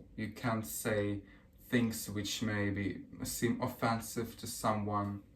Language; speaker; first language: English; early bilingual, other home language; Russian